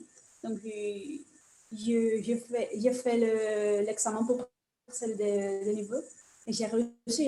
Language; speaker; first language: French; non-native, learner; Spanish